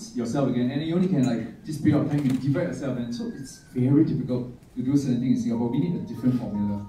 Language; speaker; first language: English; non-native, local second language; Chinese